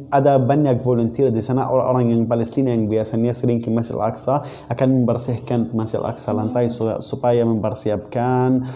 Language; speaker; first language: Malay; non-native, fluent; Arabic